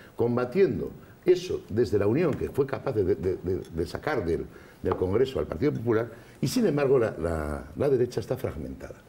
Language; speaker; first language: Spanish; native; Spanish